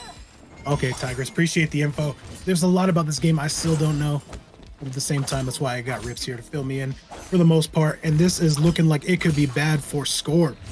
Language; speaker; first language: English; native; English